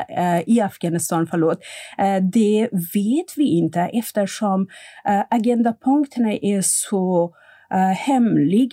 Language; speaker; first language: Swedish; non-native, fluent; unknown